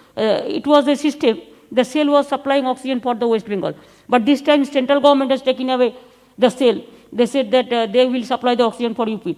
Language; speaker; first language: English; non-native, local second language; Bangla